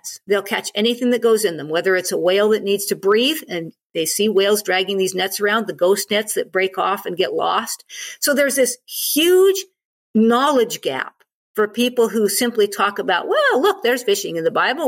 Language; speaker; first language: English; native; English